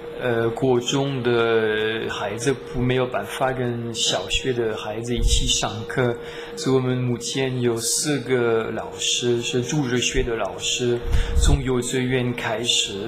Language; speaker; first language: Chinese; non-native, fluent; French